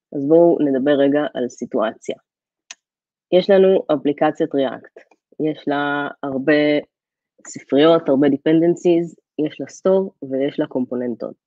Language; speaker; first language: Hebrew; native; Hebrew